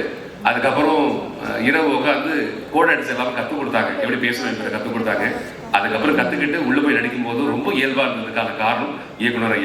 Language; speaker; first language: Tamil; native; Tamil